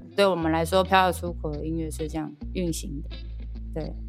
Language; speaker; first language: Chinese; non-native, local second language; Amis